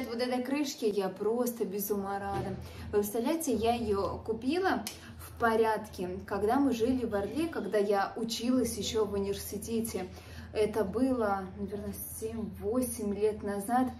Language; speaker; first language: Russian; native; Russian